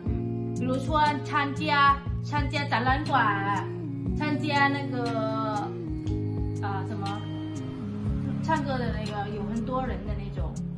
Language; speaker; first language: Chinese; non-native, fluent; Thai